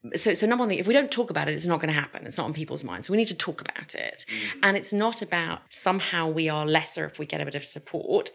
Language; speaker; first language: English; native; English